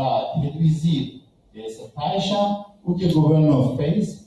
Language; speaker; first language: Portuguese; non-native, learner; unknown